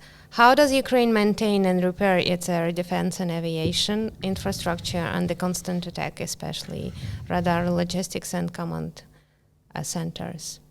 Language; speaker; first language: English; non-native, fluent; Ukrainian